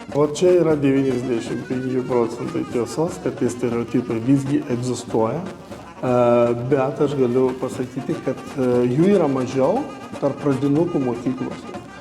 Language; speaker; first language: Lithuanian; non-native, local second language; Romany